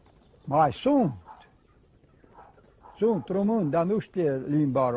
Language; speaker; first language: Romanian; non-native, local second language; Hungarian